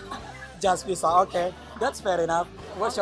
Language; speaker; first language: English; non-native, fluent; Indonesian